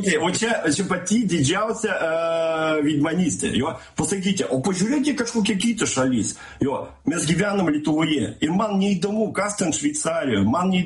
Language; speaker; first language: Lithuanian; non-native, local second language; Russian